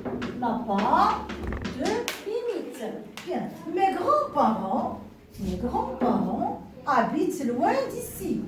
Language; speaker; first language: French; non-native, local second language; Arabic